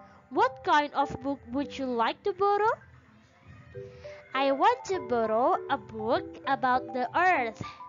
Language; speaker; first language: English; non-native, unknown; Indonesian